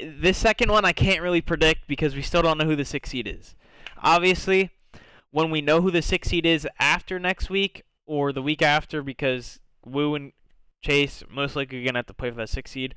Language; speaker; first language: English; native; English